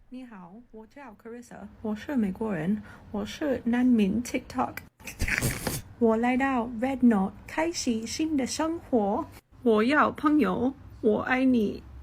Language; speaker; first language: Chinese; non-native, learner; English